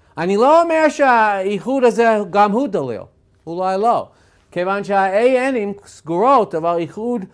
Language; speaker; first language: Hebrew; non-native, fluent; English